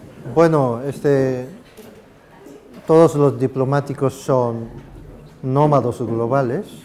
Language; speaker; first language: Spanish; non-native, fluent; Japanese